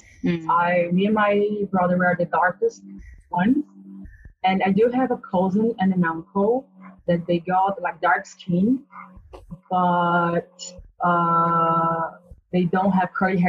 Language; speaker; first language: English; non-native, learner; Portuguese